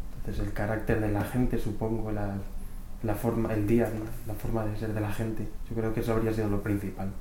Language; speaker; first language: Spanish; native; Spanish